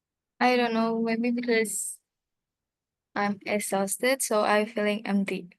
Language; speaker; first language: English; non-native, learner; Indonesian